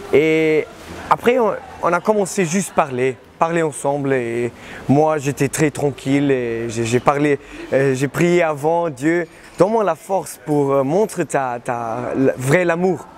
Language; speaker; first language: French; non-native, learner; German